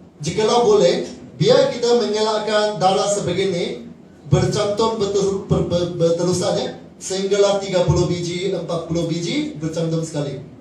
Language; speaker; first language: Malay; non-native, local second language; Chinese